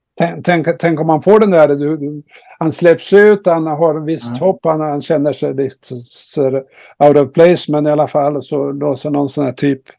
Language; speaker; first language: Swedish; native; Swedish